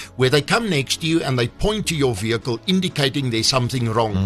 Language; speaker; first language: English; non-native, local second language; Afrikaans